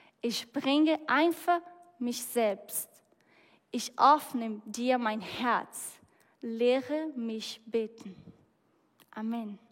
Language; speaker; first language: German; non-native, fluent; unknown